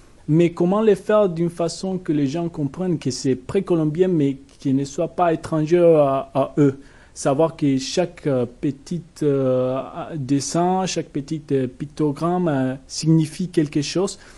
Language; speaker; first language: French; non-native, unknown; Spanish